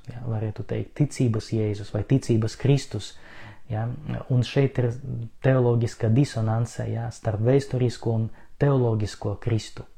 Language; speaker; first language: Latvian; non-native, local second language; Russian